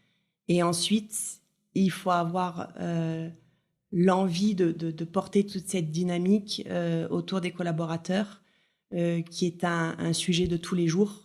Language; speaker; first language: French; native; French